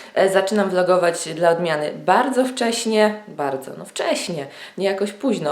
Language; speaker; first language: Polish; native; Polish